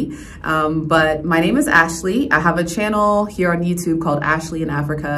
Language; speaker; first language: English; native; English